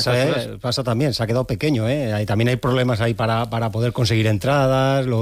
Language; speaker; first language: Spanish; native; Spanish